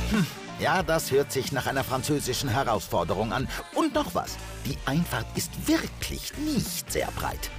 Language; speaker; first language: German; native; German